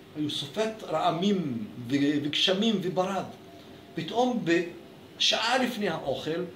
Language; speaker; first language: Hebrew; non-native, local second language; Arabic